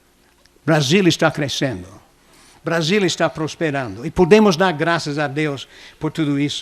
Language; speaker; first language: Portuguese; non-native, fluent; English